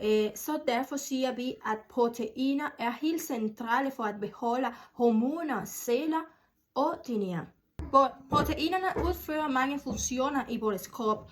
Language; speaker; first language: Danish; non-native, learner; Spanish